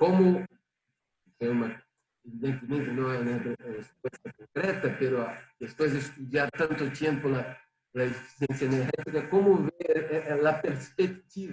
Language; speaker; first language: Spanish; non-native, fluent; Portuguese